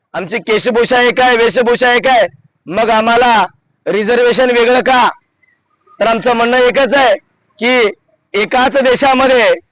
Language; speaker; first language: Marathi; non-native, local second language; Lambadi